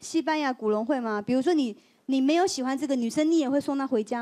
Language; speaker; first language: Chinese; native; Chinese